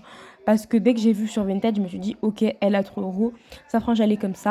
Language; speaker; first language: French; native; French